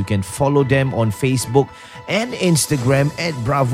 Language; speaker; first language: English; native; English